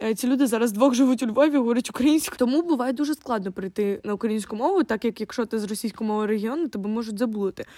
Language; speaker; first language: Ukrainian; non-native, local second language; Russian